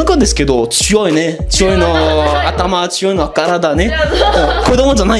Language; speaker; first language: Japanese; non-native, learner; French